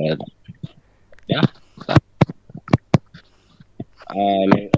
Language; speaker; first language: English; non-native, learner; Indonesian